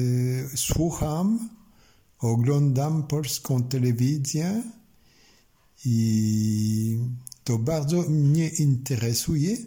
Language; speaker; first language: Polish; non-native, learner; French